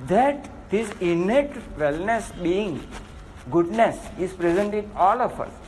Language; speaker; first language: English; non-native, local second language; Gujarati